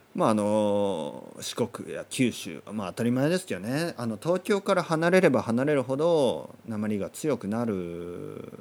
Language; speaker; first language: Japanese; native; Japanese